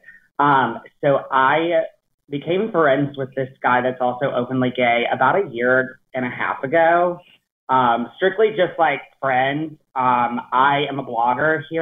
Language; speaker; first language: English; native; English